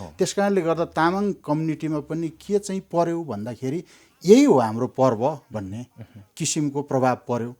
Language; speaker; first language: Nepali; non-native, local second language; Eastern Tamang